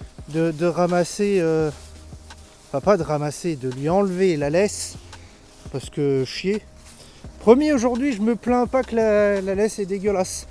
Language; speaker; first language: French; native; French